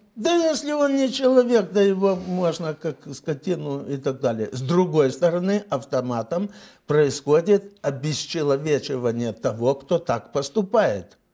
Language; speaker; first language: Russian; native; Russian